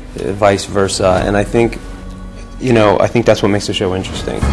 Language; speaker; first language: English; early bilingual, other home language; Polish